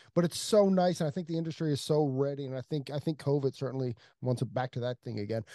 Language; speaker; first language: English; native; English